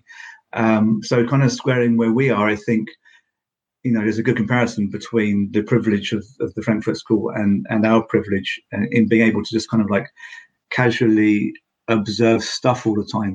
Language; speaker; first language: English; native; English